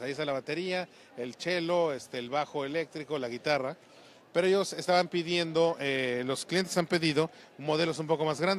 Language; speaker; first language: Spanish; native; Spanish